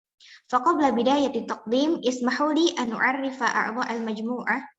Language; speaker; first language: Arabic; non-native, learner; Indonesian